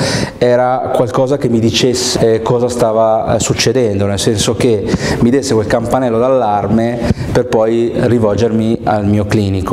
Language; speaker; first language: Italian; native; Italian